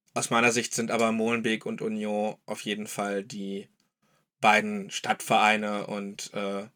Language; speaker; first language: German; native; German